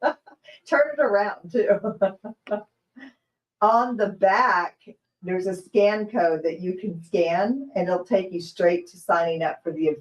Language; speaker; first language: English; native; English